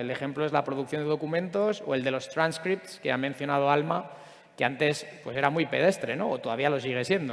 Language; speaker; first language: Spanish; native; Spanish